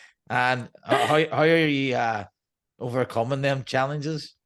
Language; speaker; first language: English; native; English